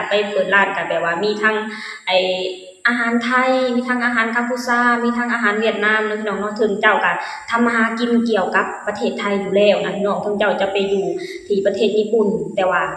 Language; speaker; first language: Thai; non-native, local second language; Northeastern Thai